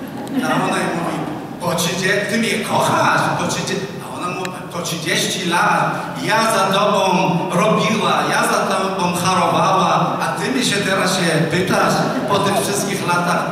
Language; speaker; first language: Polish; non-native, fluent; Hebrew